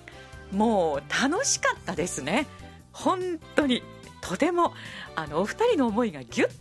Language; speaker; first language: Japanese; native; Japanese